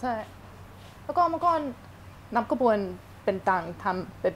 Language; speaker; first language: Thai; non-native, fluent; English